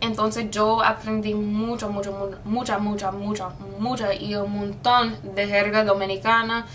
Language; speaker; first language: Spanish; non-native, fluent; English